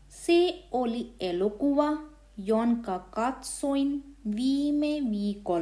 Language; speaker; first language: Finnish; non-native, fluent; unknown